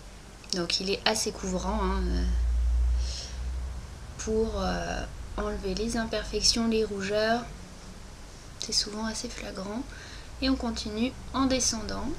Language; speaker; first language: French; native; French